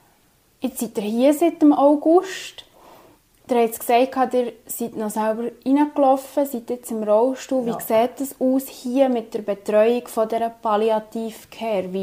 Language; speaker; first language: German; native; German